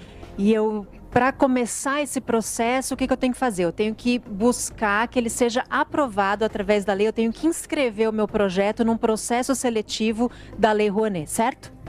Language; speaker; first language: Portuguese; native; Portuguese